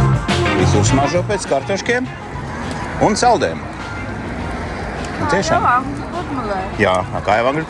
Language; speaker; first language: Latvian; native; Latvian